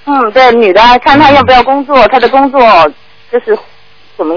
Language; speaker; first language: Chinese; native; Chinese